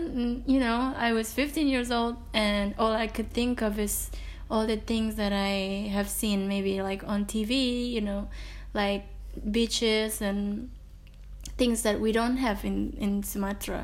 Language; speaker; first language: English; non-native, fluent; Indonesian